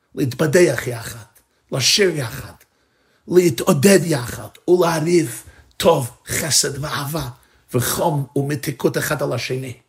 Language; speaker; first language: Hebrew; non-native, fluent; English